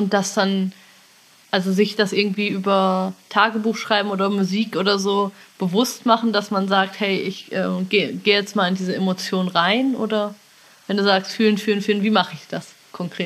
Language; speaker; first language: German; native; German